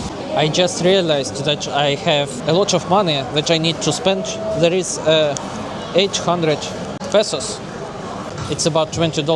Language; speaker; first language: English; non-native, learner; Russian